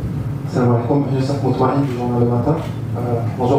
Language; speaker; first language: French; non-native, local second language; Arabic